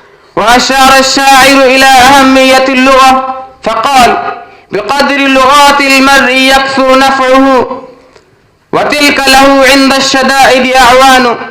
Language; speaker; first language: Arabic; non-native, learner; Urdu